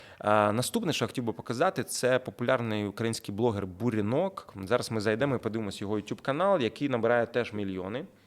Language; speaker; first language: Ukrainian; non-native, local second language; Russian